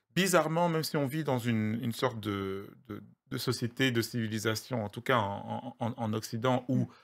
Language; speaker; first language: French; native; French